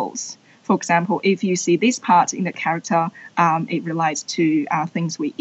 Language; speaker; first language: English; non-native, fluent; Chinese